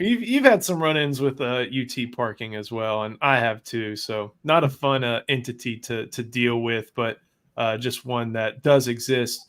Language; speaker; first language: English; native; English